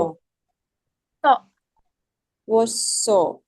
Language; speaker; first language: Korean; non-native, learner; Indonesian